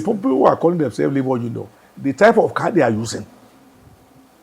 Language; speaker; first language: English; non-native, local second language; Yoruba